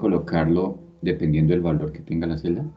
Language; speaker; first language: Spanish; native; Spanish